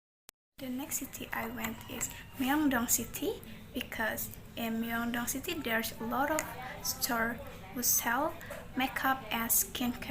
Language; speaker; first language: English; non-native, learner; Indonesian